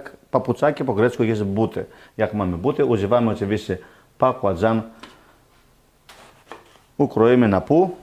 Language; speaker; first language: Polish; non-native, learner; Greek